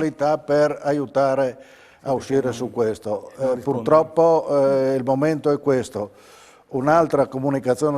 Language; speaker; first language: Italian; native; Italian